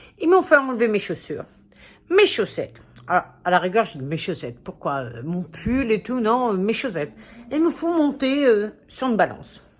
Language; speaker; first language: French; native; French